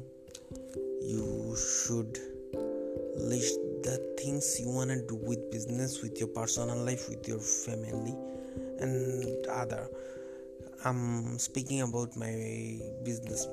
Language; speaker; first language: English; non-native, local second language; Bangla